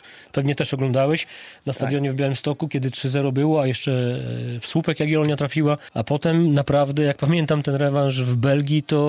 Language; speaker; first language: Polish; native; Polish